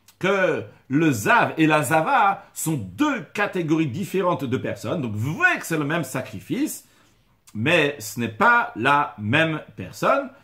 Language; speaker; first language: French; native; French